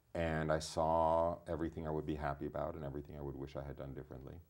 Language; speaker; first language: English; native; English